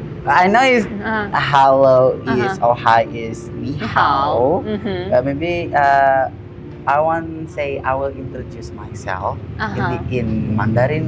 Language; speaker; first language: English; non-native, learner; Indonesian